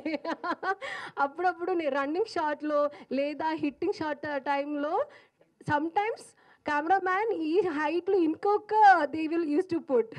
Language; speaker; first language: Telugu; non-native, learner; Malayalam